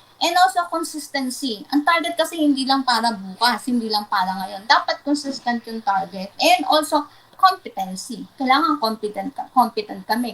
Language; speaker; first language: Filipino; non-native, local second language; Waray